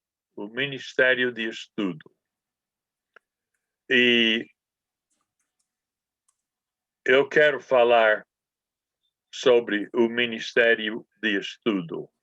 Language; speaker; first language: Portuguese; non-native, fluent; English